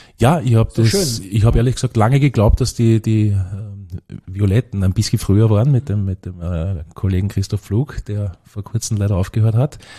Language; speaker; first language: German; native; German